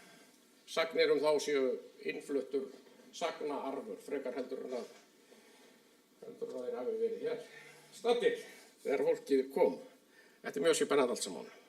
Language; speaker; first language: Icelandic; native; Icelandic